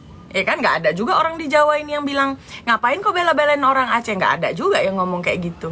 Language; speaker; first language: Indonesian; native; Indonesian